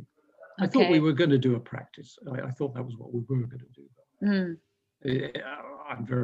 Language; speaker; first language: English; native; English